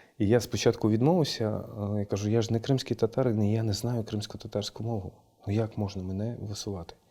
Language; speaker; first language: Ukrainian; non-native, local second language; Russian